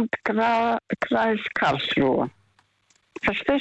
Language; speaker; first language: German; non-native, fluent; Russian